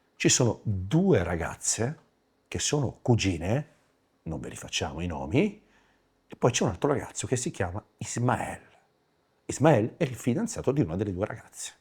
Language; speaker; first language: Italian; native; Italian